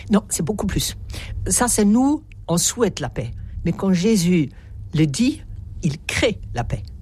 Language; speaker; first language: French; native; French